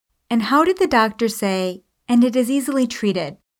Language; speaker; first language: English; native; English